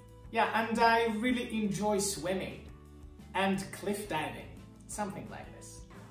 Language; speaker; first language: English; non-native, fluent; Arabic